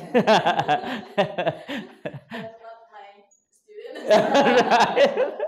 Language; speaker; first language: English; non-native, learner; Indonesian